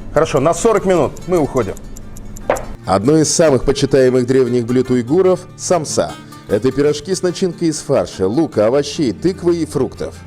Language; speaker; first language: Russian; native; Russian